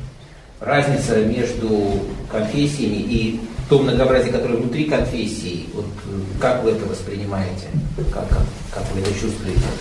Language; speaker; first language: Russian; native; Russian